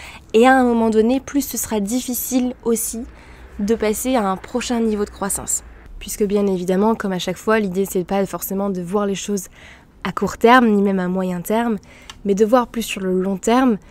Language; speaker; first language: French; native; French